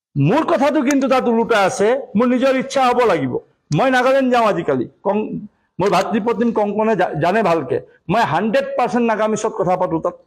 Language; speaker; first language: Assamese; non-native, local second language; Marwari